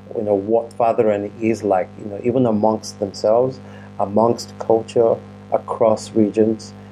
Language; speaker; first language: English; non-native, local second language; Yoruba